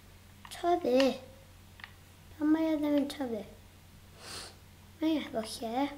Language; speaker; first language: Welsh; non-native, local second language; English